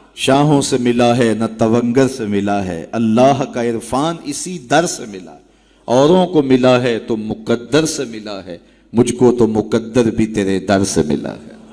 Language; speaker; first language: Urdu; non-native, local second language; Punjabi